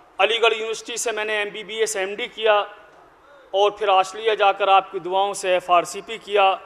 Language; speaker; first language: Urdu; native; Urdu